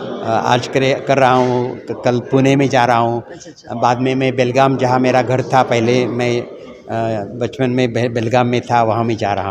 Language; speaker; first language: Hindi; non-native, local second language; Marathi